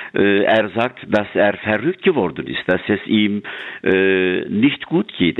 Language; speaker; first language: German; non-native, fluent; Turkish